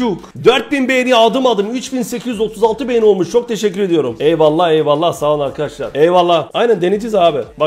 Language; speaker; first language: Turkish; native; Turkish